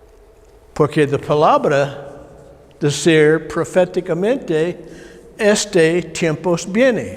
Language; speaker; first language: Spanish; non-native, learner; English